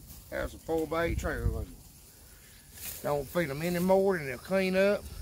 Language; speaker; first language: English; native; English